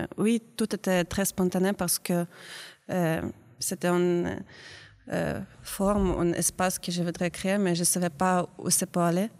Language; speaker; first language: French; non-native, learner; Ukrainian